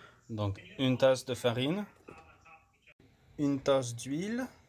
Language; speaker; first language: French; non-native, fluent; English